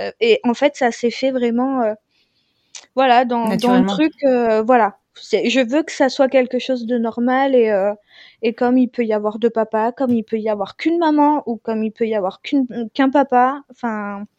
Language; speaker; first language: French; native; French